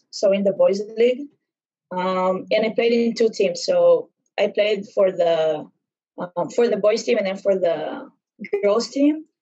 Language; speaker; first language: English; non-native, fluent; Hebrew